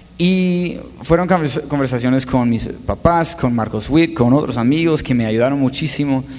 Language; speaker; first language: Spanish; non-native, fluent; English